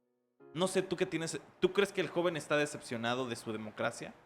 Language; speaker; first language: Spanish; native; Spanish